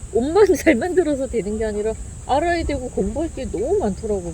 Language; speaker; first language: Korean; native; Korean